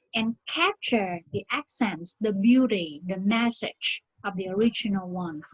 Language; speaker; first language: English; non-native, fluent; Vietnamese